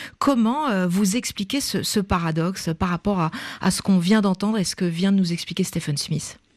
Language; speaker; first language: French; native; French